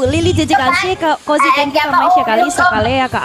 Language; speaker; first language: Indonesian; native; Indonesian